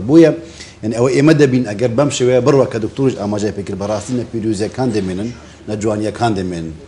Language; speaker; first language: Central Kurdish; non-native, local second language; Kurdish